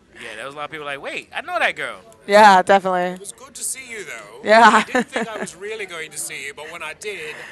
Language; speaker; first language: English; native; English